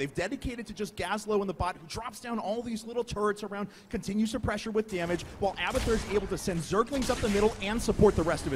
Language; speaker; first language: English; native; English